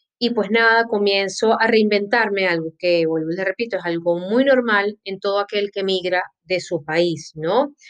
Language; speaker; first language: Spanish; native; Spanish